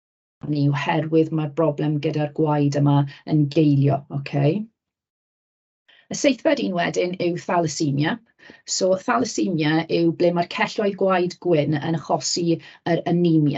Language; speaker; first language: Welsh; native; Welsh